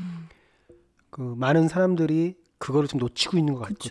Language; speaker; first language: Korean; native; Korean